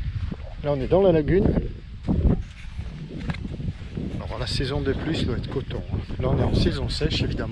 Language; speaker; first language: French; native; French